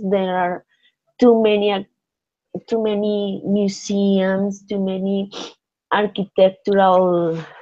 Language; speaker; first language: English; non-native, learner; Spanish